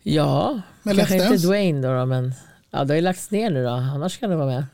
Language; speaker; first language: Swedish; native; Swedish